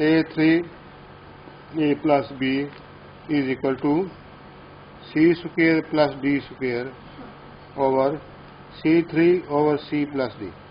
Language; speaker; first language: English; non-native, local second language; Urdu